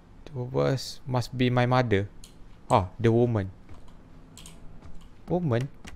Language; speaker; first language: English; non-native, local second language; Malay